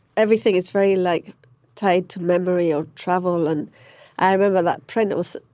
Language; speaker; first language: English; native; English